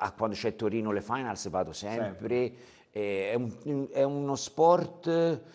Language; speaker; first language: Italian; native; Italian